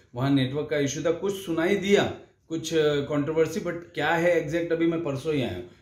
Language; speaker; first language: Hindi; native; Hindi